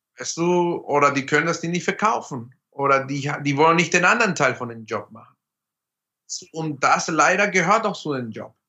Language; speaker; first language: German; non-native, fluent; Spanish